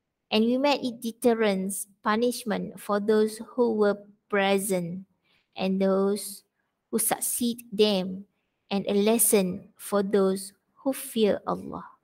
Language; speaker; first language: English; non-native, local second language; Malay